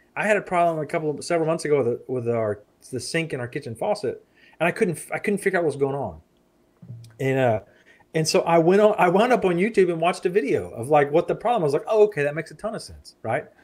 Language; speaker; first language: English; native; English